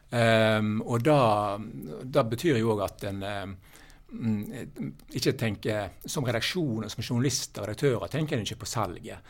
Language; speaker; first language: Norwegian; native; Norwegian